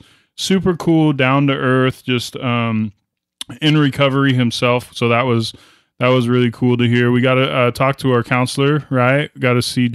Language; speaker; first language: English; native; English